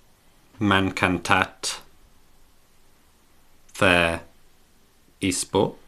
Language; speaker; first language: Catalan; non-native, learner; English